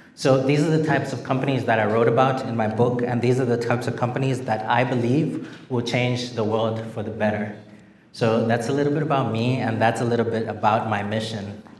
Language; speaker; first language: English; non-native, local second language; Shona